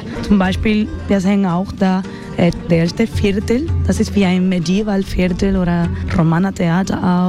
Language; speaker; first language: German; non-native, fluent; Spanish